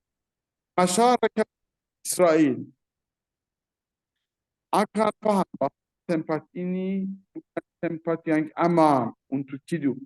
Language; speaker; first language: Indonesian; non-native, fluent; Persian